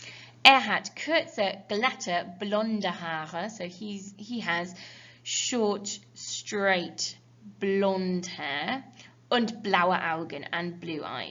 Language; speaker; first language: German; non-native, fluent; English